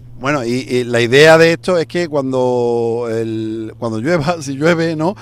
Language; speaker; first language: Spanish; native; Spanish